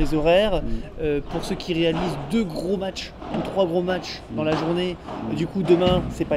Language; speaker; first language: French; native; French